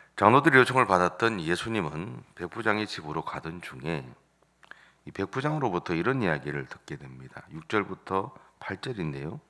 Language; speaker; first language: Korean; native; Korean